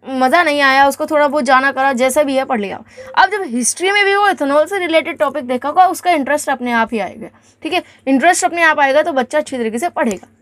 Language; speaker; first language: Hindi; native; Hindi